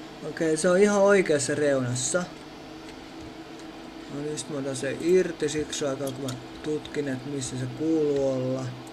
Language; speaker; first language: Finnish; native; Finnish